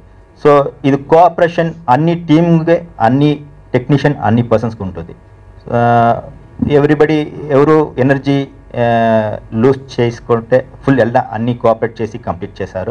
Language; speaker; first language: Telugu; non-native, learner; Tamil